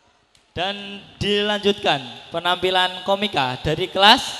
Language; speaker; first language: Indonesian; non-native, local second language; Javanese